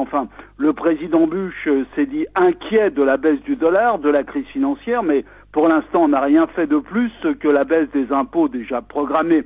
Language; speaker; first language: French; native; French